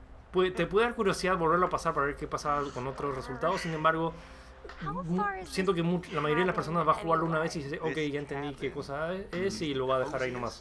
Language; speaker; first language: Spanish; native; Spanish